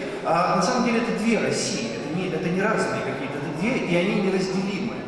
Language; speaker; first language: Russian; native; Russian